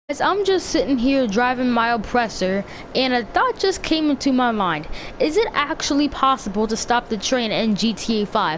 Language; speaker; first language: English; native; English